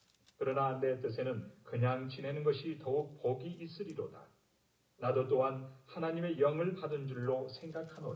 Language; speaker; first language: Korean; native; Korean